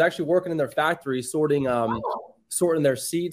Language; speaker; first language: English; native; English